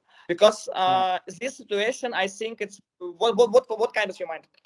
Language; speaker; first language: English; non-native, learner; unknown